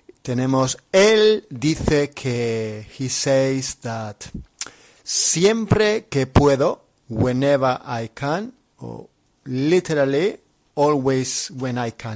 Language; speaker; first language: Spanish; non-native, fluent; English